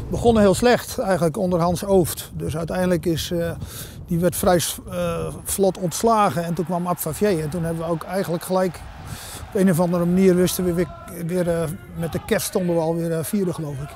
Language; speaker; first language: Dutch; native; Dutch